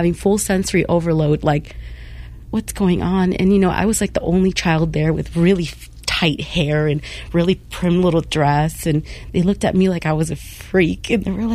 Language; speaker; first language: English; non-native, local second language; Spanish